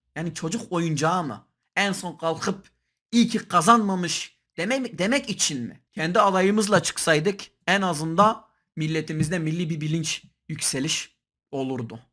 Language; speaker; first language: Turkish; non-native, local second language; Kurdish